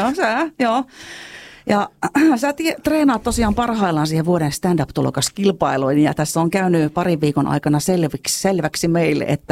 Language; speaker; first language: Finnish; native; Finnish